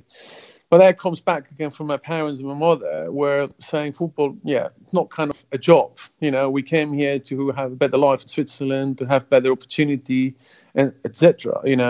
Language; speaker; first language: English; non-native, fluent; German